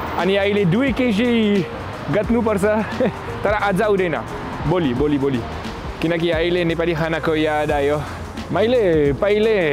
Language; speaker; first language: Nepali; non-native, fluent; French